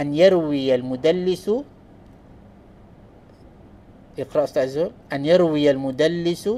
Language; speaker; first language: Arabic; non-native, fluent; Malay